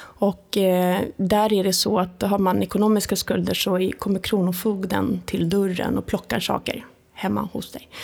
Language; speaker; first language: Swedish; early bilingual, other home language; Italian